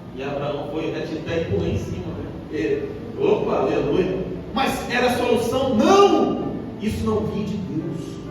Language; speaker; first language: Portuguese; native; Portuguese